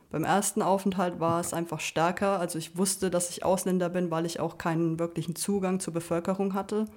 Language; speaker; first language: German; native; German